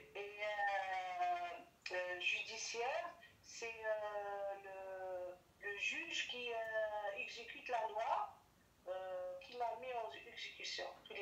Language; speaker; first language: French; non-native, learner; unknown